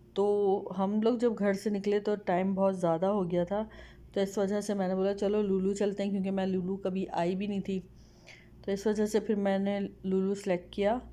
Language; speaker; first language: Urdu; native; Urdu